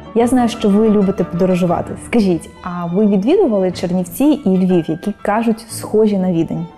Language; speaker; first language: Ukrainian; native; Ukrainian